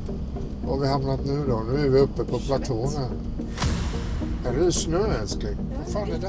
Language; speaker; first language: Swedish; native; Swedish